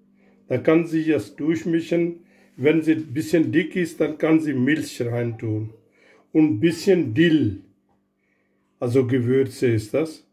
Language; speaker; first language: German; non-native, learner; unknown